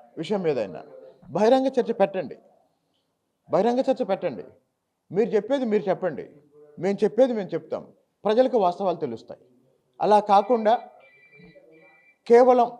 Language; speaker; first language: Telugu; native; Telugu